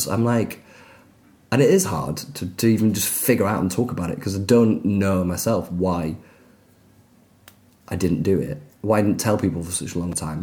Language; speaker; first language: English; native; English